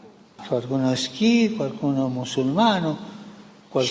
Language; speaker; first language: Italian; non-native, fluent; Spanish